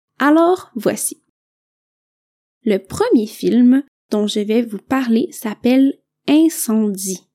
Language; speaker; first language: French; native; French